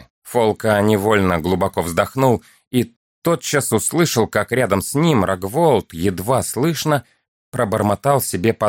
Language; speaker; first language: Russian; native; Russian